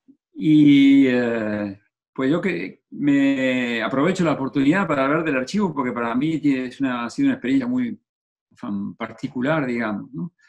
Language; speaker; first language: Spanish; native; Spanish